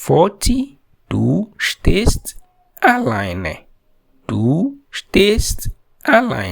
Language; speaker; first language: German; non-native, fluent; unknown